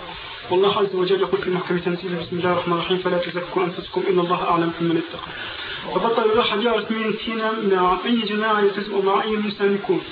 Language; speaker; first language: Arabic; native; Arabic